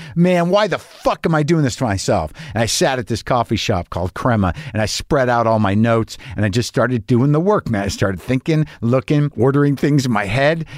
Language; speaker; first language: English; native; English